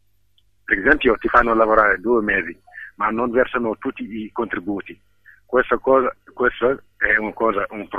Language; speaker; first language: Italian; non-native, fluent; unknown